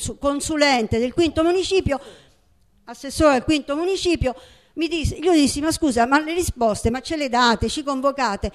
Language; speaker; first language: Italian; native; Italian